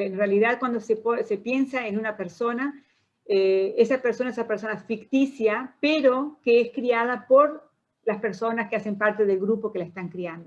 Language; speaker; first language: Spanish; non-native, fluent; Portuguese